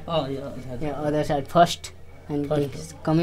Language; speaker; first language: English; non-native, learner; Nepali